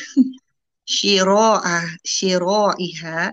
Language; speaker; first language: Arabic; non-native, learner; Indonesian